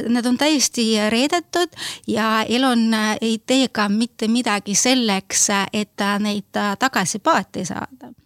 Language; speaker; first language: Estonian; non-native, local second language; Russian